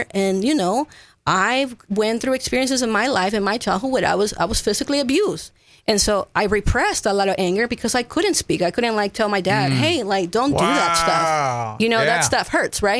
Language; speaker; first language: English; non-native, fluent; Spanish